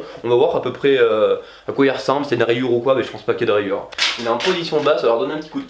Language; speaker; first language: French; native; French